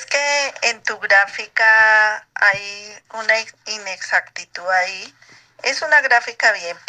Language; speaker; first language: Spanish; native; Spanish